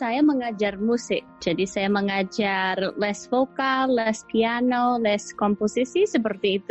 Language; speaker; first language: Indonesian; non-native, fluent; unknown